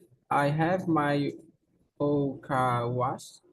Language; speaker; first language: English; non-native, learner; Portuguese